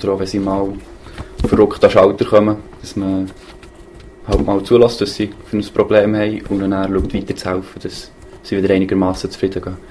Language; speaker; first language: German; native; German